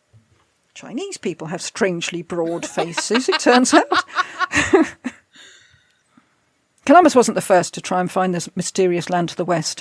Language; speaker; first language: English; native; English